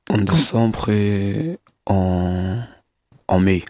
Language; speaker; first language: French; non-native, learner; Kabuverdianu